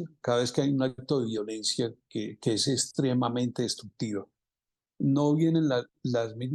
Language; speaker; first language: Spanish; native; Spanish